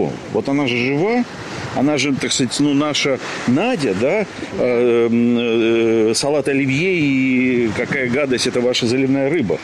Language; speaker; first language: Russian; native; Russian